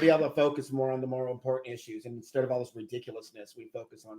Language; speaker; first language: English; native; English